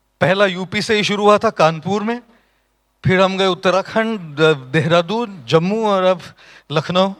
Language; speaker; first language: Hindi; non-native, local second language; Marathi